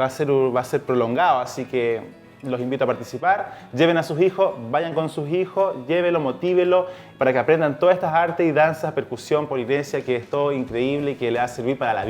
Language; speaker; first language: Spanish; native; Spanish